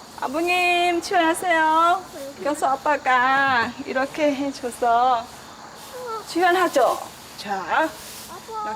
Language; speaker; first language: Korean; non-native, learner; Thai